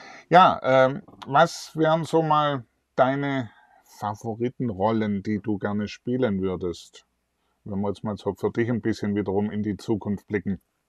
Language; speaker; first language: German; native; German